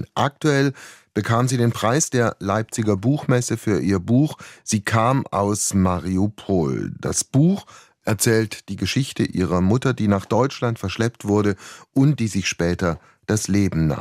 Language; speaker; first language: German; native; German